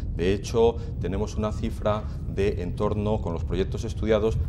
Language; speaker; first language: Spanish; native; Spanish